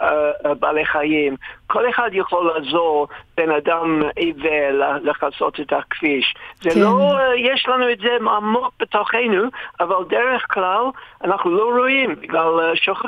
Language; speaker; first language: Hebrew; non-native, fluent; English